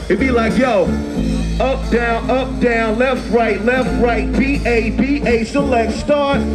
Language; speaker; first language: English; native; English